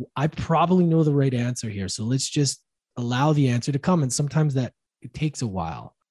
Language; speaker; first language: English; native; English